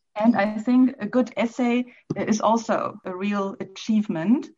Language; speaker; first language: English; non-native, fluent; German